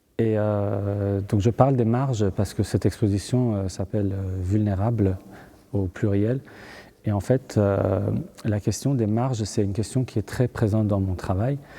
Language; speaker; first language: French; early bilingual, other home language; Persian